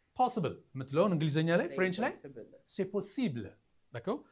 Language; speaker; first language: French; non-native, fluent; Amharic